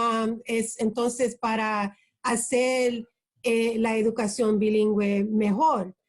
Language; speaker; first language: Spanish; early bilingual, heritage; Spanish